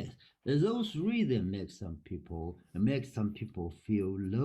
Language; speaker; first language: English; non-native, learner; Chinese